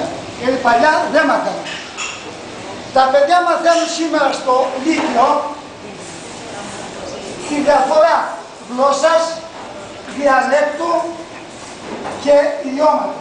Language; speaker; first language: Greek; non-native, local second language; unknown